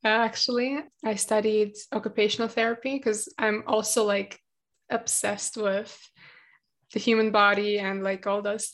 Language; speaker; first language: English; non-native, fluent; German